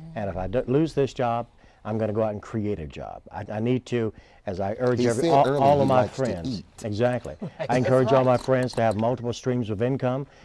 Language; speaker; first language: English; native; English